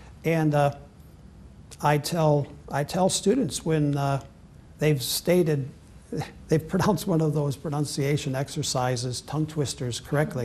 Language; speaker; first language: English; native; English